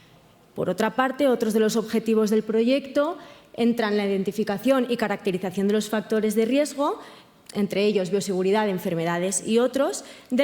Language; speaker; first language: Spanish; native; Spanish